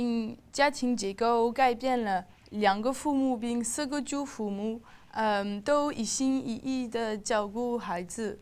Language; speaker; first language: Chinese; non-native, learner; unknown